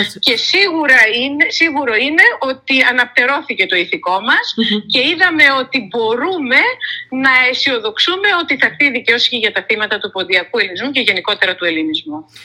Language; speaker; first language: Greek; native; Greek